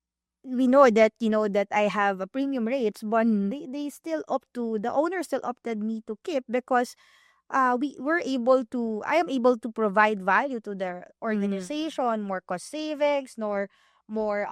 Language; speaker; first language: English; non-native, local second language; Filipino